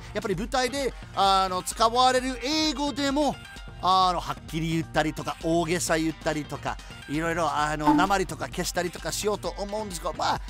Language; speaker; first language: Japanese; non-native, fluent; English